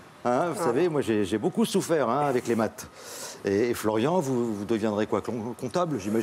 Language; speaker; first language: French; native; French